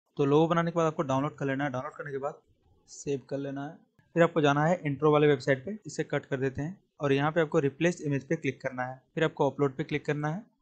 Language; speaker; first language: Hindi; native; Hindi